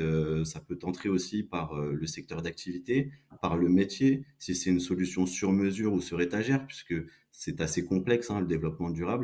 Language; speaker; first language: French; native; French